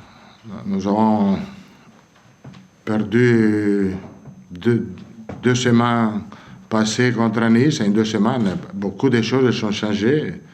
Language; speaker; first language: French; non-native, fluent; Italian